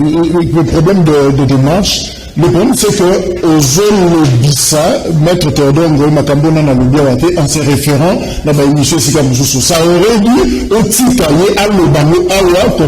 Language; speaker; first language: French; non-native, local second language; Lingala